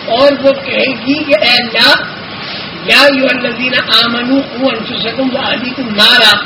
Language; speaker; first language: Urdu; native; Urdu